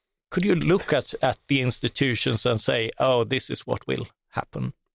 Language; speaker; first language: English; non-native, fluent; Swedish